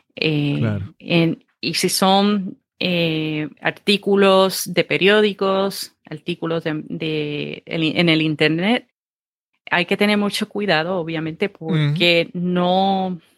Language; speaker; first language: Spanish; native; Spanish